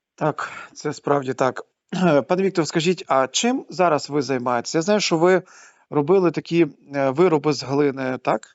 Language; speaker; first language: Ukrainian; native; Ukrainian